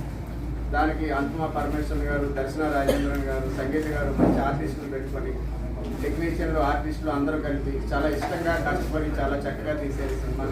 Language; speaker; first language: Telugu; native; Telugu